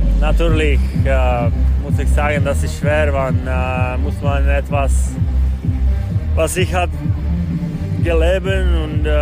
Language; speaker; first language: German; non-native, learner; Czech